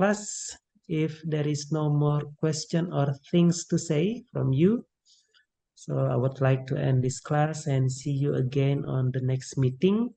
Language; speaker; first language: English; non-native, local second language; Indonesian